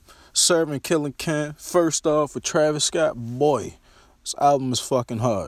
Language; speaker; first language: English; native; English